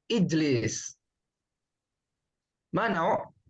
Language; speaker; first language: Arabic; non-native, fluent; Indonesian